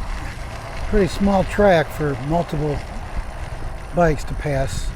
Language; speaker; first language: English; native; English